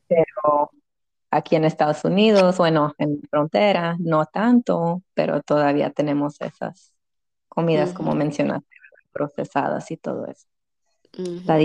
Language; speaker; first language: Spanish; early bilingual, heritage; Spanish